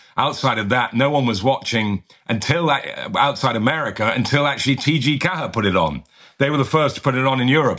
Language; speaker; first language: English; native; English